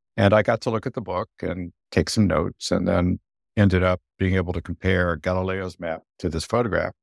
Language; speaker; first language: English; native; English